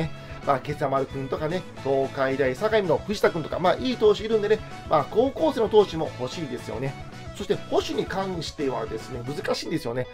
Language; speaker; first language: Japanese; native; Japanese